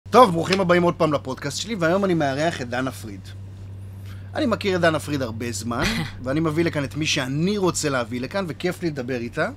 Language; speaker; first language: Hebrew; native; Hebrew